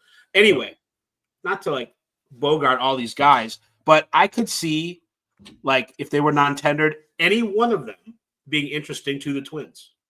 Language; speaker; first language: English; native; English